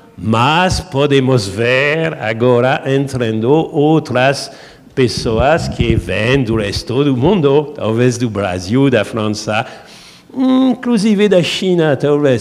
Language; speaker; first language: Portuguese; non-native, learner; French